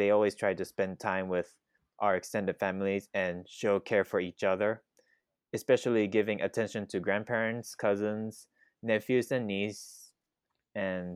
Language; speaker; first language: English; non-native, fluent; Thai